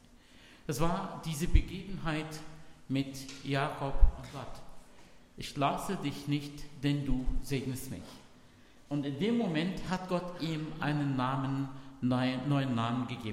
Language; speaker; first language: German; non-native, fluent; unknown